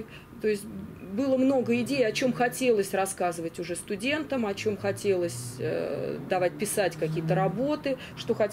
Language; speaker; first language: Russian; native; Russian